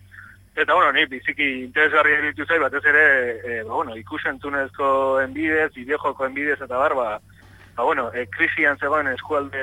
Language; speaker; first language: Basque; native; Basque